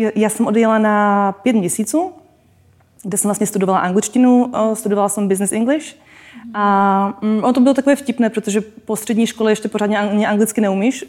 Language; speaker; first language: Czech; non-native, local second language; Slovak